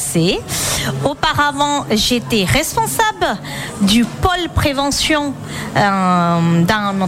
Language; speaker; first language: French; non-native, fluent; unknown